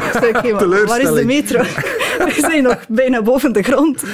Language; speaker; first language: Dutch; non-native, fluent; Ukrainian